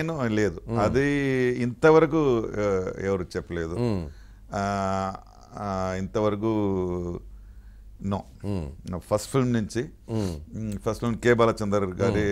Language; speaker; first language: Telugu; non-native, learner; Tamil